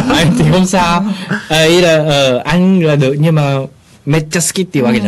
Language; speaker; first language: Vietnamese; early bilingual, heritage; Vietnamese